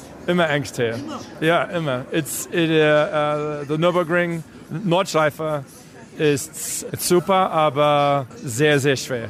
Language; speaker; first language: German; non-native, learner; English